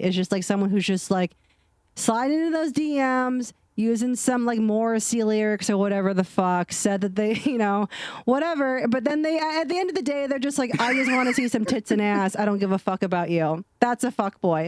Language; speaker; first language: English; native; English